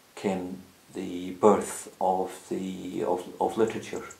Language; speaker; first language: English; native; English